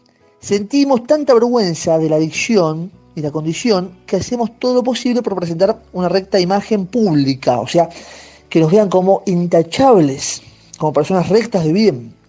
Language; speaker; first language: Spanish; native; Spanish